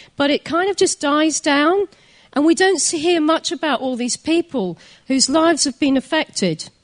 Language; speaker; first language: English; native; English